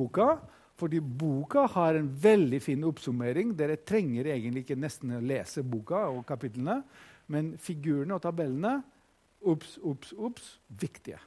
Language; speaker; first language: Norwegian; non-native, fluent; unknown